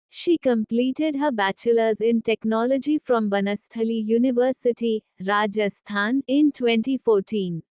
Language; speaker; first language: English; non-native, local second language; Hindi